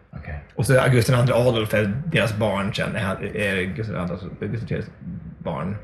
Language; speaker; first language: Swedish; native; Swedish